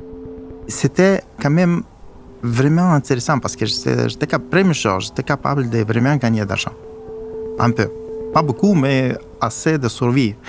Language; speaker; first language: French; non-native, fluent; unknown